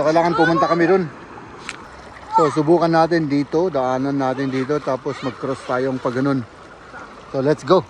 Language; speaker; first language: Filipino; native; Filipino